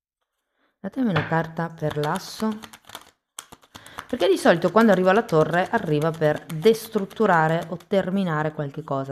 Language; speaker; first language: Italian; native; Italian